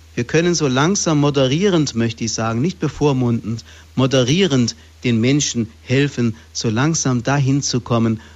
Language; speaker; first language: German; native; German